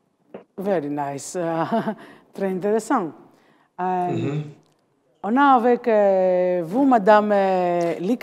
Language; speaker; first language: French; non-native, learner; Greek